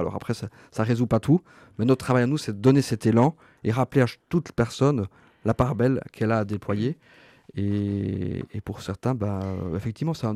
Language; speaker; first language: French; native; French